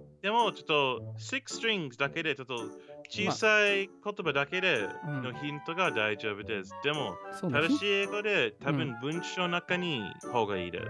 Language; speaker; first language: Japanese; non-native, learner; English